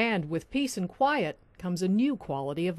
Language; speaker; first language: English; native; English